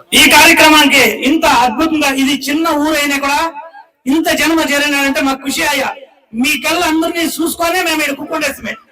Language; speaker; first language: Telugu; non-native, local second language; Kannada